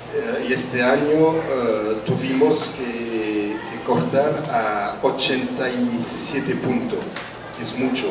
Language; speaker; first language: Spanish; non-native, fluent; French